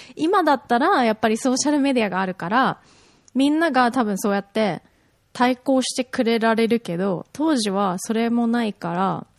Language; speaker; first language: Japanese; early bilingual, heritage; Japanese